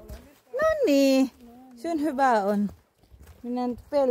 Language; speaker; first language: Finnish; non-native, learner; Filipino